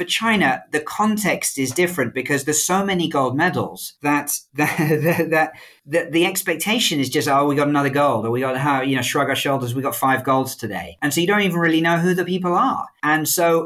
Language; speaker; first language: English; native; English